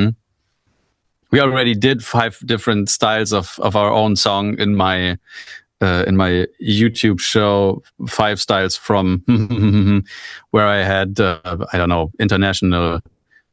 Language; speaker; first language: English; non-native, fluent; German